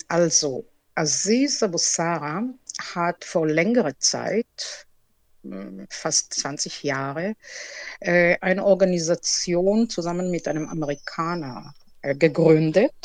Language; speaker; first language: German; non-native, fluent; Hebrew